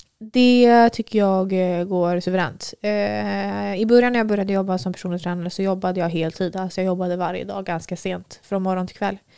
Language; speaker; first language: Swedish; native; Swedish